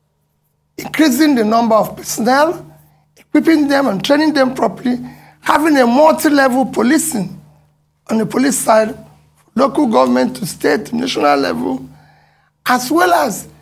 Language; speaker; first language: English; non-native, local second language; Igbo